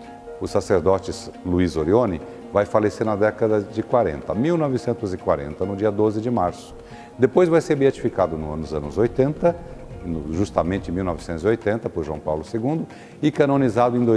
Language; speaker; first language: Portuguese; native; Portuguese